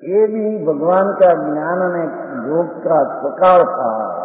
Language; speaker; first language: Hindi; non-native, local second language; Gujarati